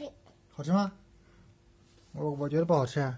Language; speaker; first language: Chinese; native; Chinese